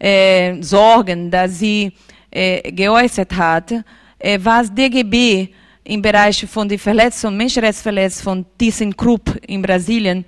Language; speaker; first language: German; non-native, learner; Portuguese